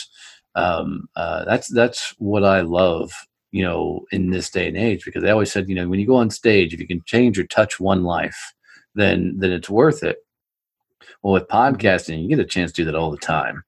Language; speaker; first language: English; native; English